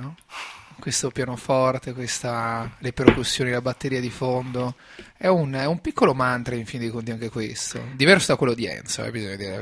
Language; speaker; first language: Italian; native; Italian